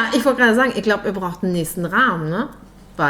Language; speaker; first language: German; native; German